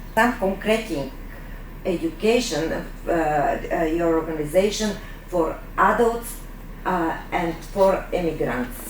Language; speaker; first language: English; non-native, learner; Bulgarian